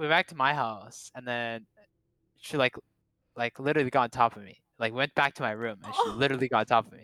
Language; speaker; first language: English; non-native, fluent; Cantonese